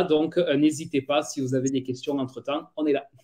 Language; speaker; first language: French; native; French